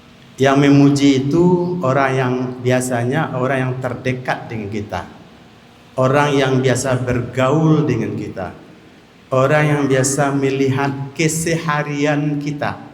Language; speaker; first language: Indonesian; native; Indonesian